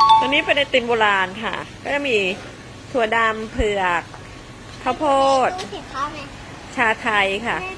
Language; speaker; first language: Thai; native; Thai